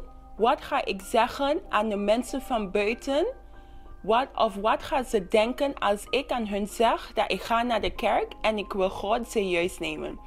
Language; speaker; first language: Dutch; non-native, local second language; English